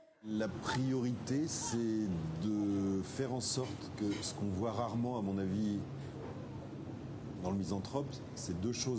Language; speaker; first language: French; native; French